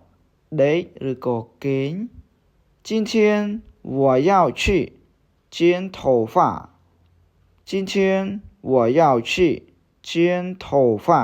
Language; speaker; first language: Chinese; non-native, fluent; Khmer